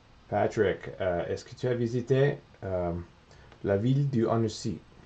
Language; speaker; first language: French; non-native, learner; English